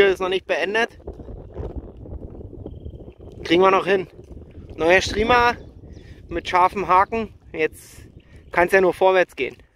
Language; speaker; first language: German; native; German